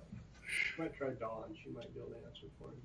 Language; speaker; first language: English; native; English